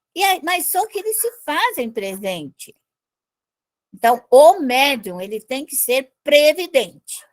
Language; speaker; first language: Portuguese; native; Portuguese